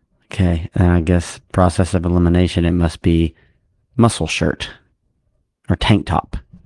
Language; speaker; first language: English; native; English